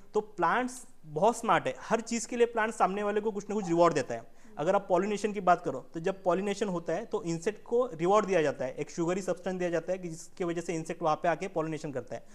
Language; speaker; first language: Hindi; non-native, local second language; Marathi